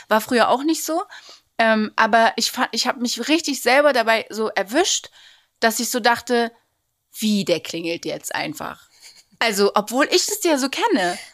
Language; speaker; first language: German; native; German